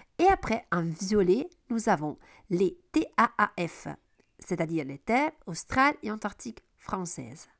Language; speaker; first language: French; non-native, fluent; Italian